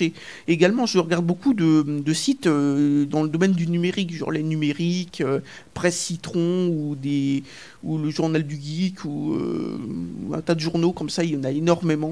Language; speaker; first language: French; native; French